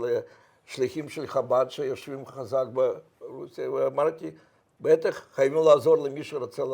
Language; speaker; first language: Hebrew; non-native, fluent; Russian